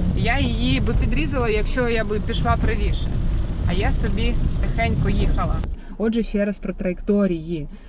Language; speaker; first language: Ukrainian; non-native, local second language; Russian